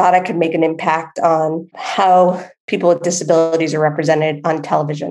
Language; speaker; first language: English; native; English